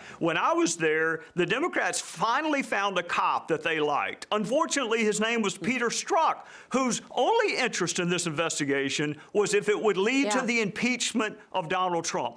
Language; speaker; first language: English; native; English